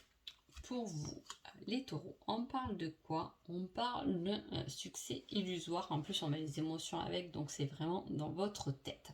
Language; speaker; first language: French; native; French